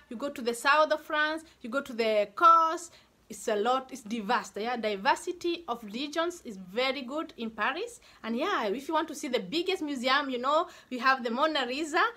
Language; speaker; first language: English; non-native, local second language; Kikuyu